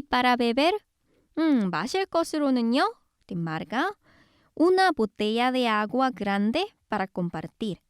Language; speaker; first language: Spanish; non-native, fluent; Korean